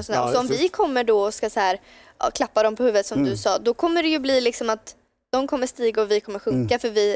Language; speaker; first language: Swedish; native; Swedish